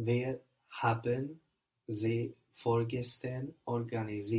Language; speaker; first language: German; non-native, learner; English